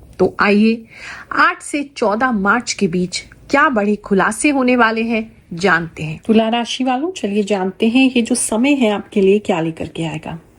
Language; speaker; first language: Hindi; native; Hindi